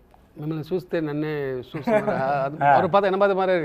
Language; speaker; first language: Telugu; non-native, learner; Tamil